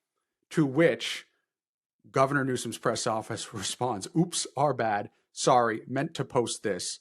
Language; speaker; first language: English; native; English